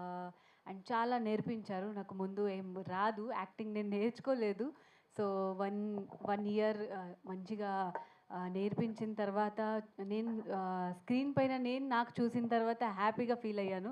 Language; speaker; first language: Telugu; non-native, fluent; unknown